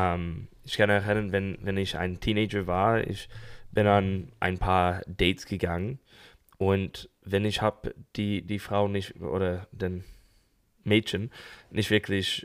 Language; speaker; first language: German; non-native, fluent; English